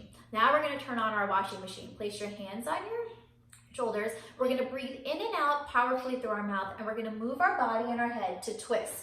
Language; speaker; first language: English; native; English